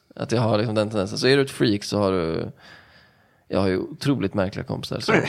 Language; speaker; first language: Swedish; native; Swedish